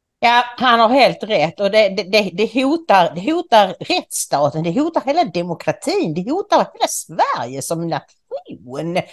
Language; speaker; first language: Swedish; native; Swedish